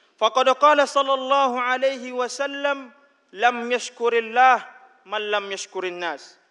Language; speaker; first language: Arabic; non-native, fluent; Indonesian